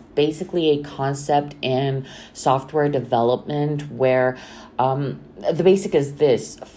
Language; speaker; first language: English; non-native, fluent; Romanian